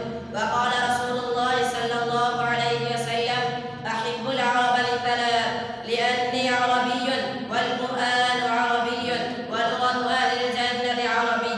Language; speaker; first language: Arabic; non-native, fluent; Urdu